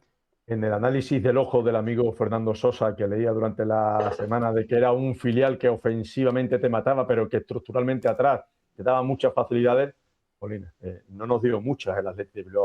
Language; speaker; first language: Spanish; native; Spanish